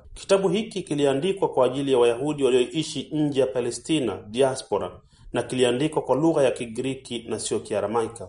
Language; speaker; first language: Swahili; native; Swahili